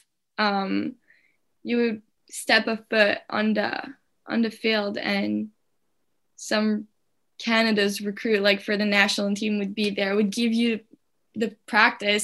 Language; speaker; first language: English; non-native, fluent; French